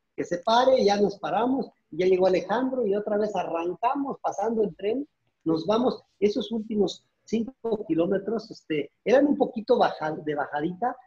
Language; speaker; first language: Spanish; native; Spanish